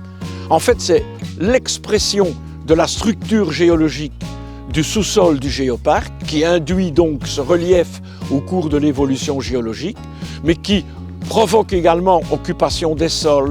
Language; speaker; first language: French; native; French